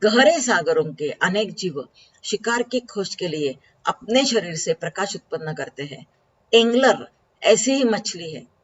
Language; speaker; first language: Hindi; non-native, local second language; Marathi